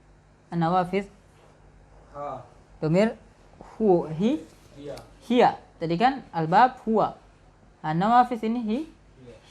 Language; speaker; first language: Arabic; non-native, fluent; Indonesian